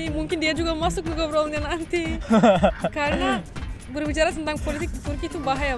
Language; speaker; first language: Indonesian; non-native, fluent; Turkish